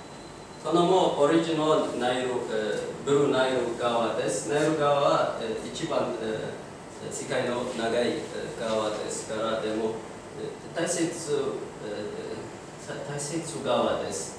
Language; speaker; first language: Japanese; non-native, learner; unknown